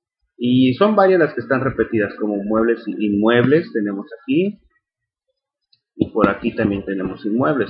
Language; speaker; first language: Spanish; native; Spanish